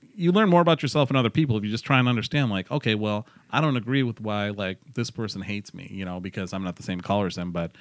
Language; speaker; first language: English; early bilingual, other home language; Hindi